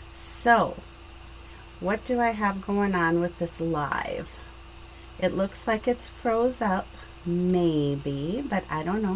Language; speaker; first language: English; native; English